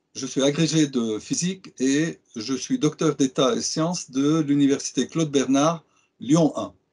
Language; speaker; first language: French; non-native, local second language; Arabic